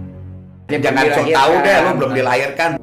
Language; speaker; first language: Indonesian; native; Indonesian